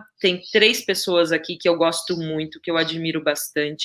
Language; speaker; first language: Portuguese; native; Portuguese